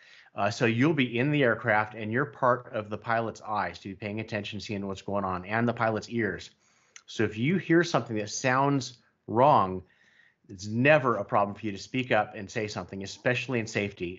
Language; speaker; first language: English; native; English